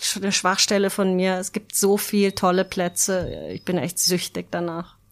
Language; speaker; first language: German; native; German